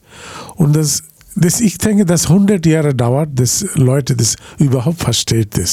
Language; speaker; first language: German; non-native, learner; Bangla